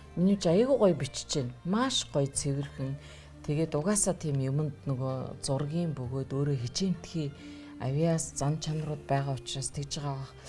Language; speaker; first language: Mongolian; native; Mongolian